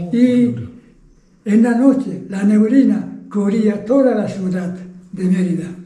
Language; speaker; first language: Spanish; non-native, fluent; Japanese